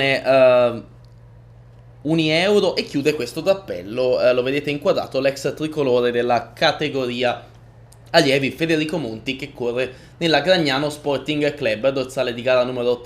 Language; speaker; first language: Italian; native; Italian